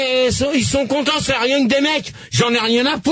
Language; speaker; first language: French; native; French